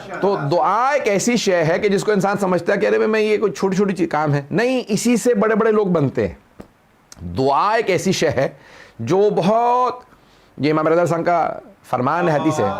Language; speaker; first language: Urdu; native; Urdu